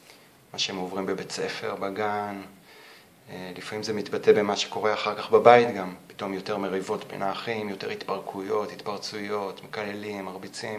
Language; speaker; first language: Hebrew; native; Hebrew